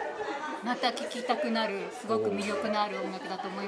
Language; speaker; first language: Japanese; native; Japanese